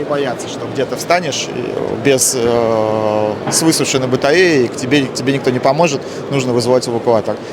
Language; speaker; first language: Russian; native; Russian